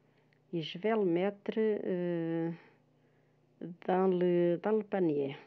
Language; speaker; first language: French; non-native, fluent; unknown